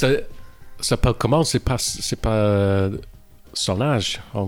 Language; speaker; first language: French; non-native, learner; English